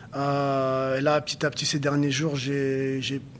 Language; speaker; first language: French; native; French